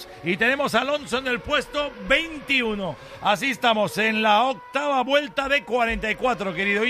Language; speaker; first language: Spanish; native; Spanish